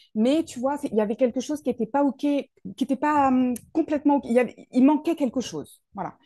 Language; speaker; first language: French; native; French